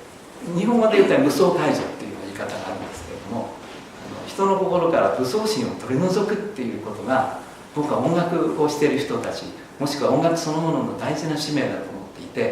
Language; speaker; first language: Japanese; native; Japanese